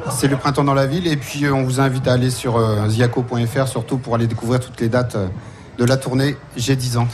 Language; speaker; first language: French; native; French